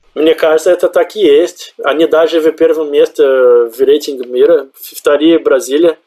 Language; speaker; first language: Russian; non-native, fluent; Portuguese